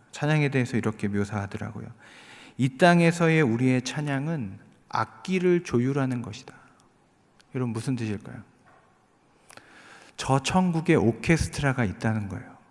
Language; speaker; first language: Korean; native; Korean